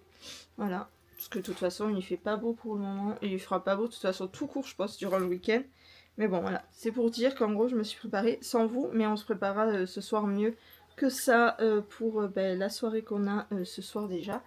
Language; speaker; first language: French; native; French